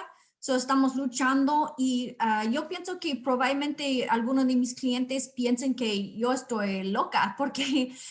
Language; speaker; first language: Spanish; non-native, fluent; English